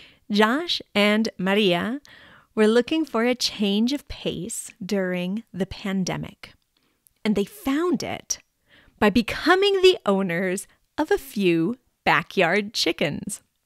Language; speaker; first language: English; native; English